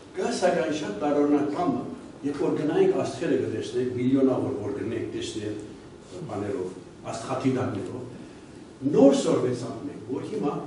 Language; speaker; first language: Armenian; early bilingual, heritage; Armenian